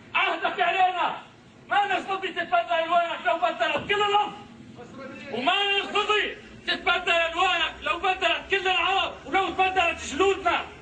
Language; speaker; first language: Arabic; native; Arabic